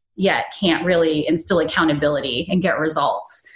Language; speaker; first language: English; native; English